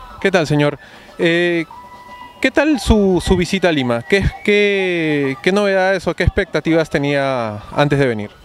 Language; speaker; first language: Spanish; native; Spanish